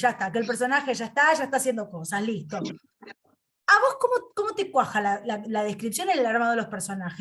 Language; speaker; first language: Spanish; native; Spanish